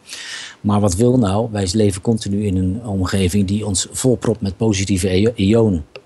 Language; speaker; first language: Dutch; native; Dutch